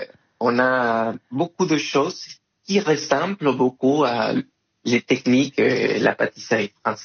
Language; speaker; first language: French; non-native, fluent; Spanish